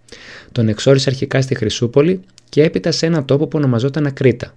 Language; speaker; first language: Greek; native; Greek